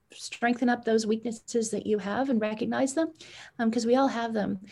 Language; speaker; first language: English; native; English